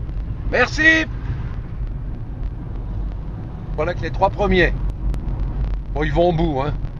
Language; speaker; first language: French; native; French